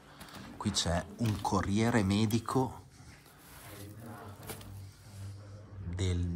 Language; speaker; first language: Italian; native; Italian